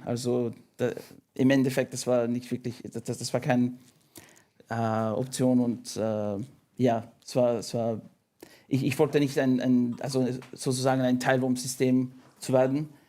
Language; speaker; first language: German; non-native, fluent; English